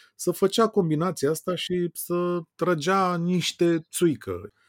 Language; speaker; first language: Romanian; native; Romanian